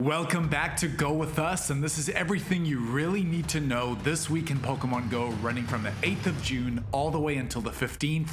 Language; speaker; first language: English; native; English